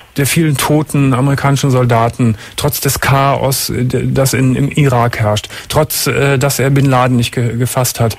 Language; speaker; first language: German; native; German